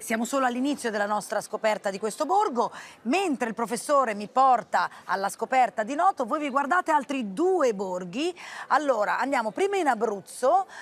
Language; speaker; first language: Italian; native; Italian